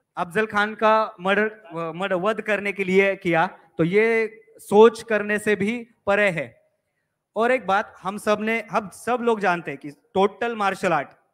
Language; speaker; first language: Hindi; non-native, local second language; Marathi